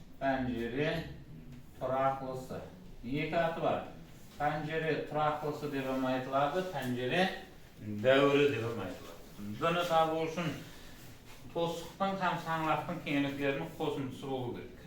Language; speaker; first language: Uzbek; non-native, local second language; Kara-Kalpak